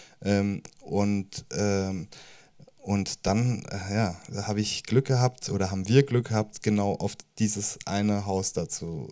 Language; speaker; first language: German; native; German